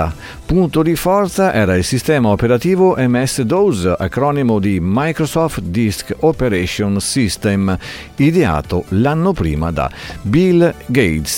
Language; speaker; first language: Italian; native; Italian